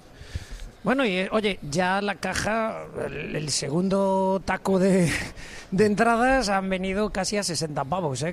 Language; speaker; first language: Spanish; native; Spanish